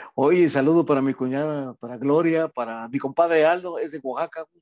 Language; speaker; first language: Spanish; native; Spanish